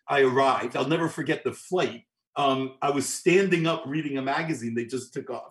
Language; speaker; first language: English; native; English